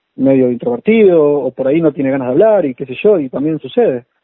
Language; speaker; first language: Spanish; native; Spanish